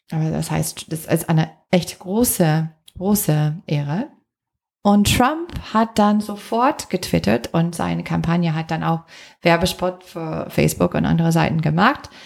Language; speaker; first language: German; non-native, fluent; English